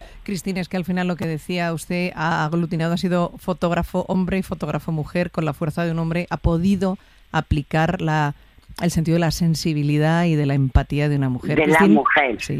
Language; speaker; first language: Spanish; native; Spanish